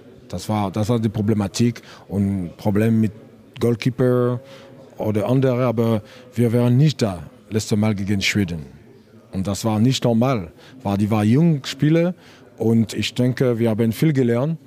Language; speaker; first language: German; non-native, learner; French